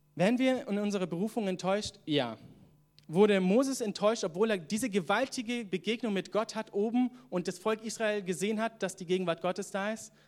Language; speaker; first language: German; native; German